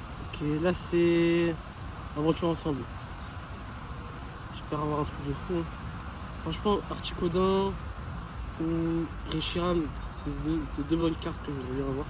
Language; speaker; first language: French; native; French